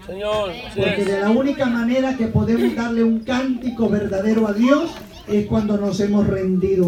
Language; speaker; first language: Spanish; native; Spanish